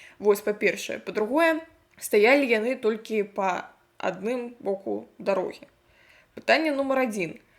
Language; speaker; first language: Belarusian; non-native, local second language; Russian